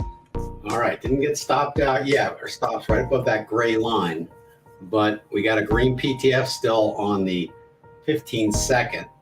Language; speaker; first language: English; native; English